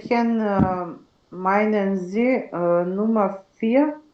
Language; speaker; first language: German; non-native, learner; Macedonian